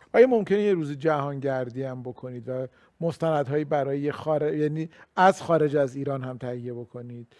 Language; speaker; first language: Persian; native; Persian